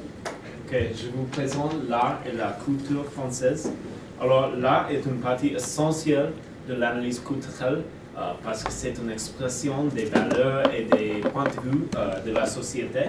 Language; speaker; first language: French; non-native, learner; English